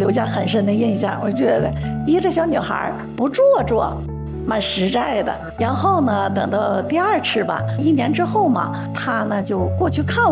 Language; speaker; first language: Chinese; native; Chinese